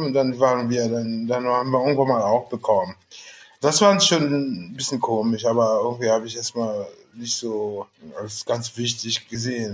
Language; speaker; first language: German; non-native, fluent; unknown